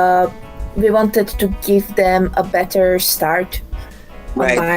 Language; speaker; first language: English; non-native, fluent; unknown